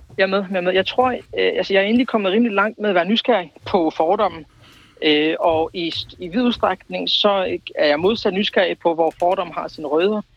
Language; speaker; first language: Danish; early bilingual, other home language; Kurdish